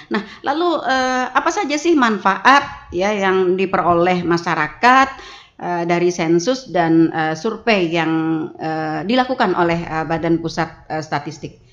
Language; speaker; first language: Indonesian; native; Indonesian